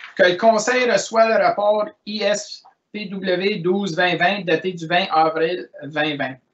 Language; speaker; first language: French; native; French